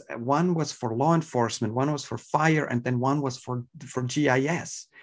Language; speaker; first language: English; non-native, fluent; Swiss German